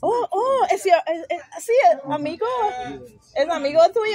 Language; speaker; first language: Spanish; non-native, fluent; English